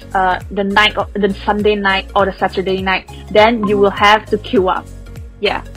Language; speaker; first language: English; non-native, local second language; Chinese